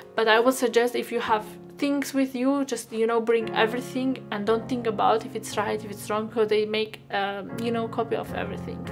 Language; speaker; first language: English; non-native, fluent; Arabic